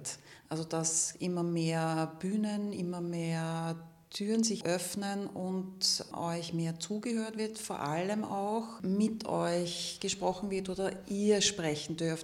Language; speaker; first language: German; native; German